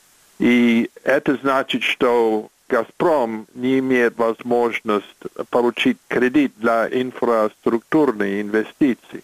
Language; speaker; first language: Russian; non-native, fluent; English